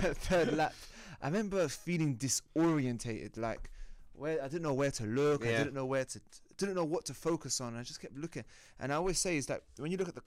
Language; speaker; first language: English; native; English